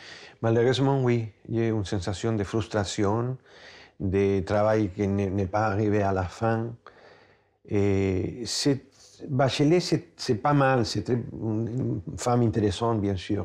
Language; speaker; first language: French; non-native, fluent; Spanish